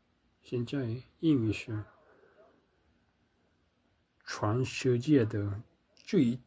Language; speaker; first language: Chinese; non-native, learner; Korean